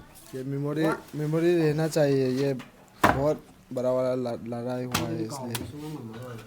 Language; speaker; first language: Hindi; non-native, local second language; Manipuri